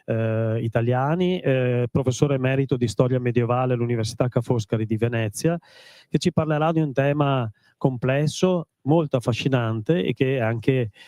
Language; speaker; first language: Italian; native; Italian